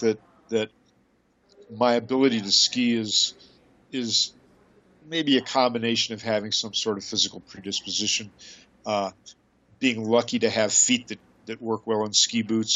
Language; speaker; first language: English; native; English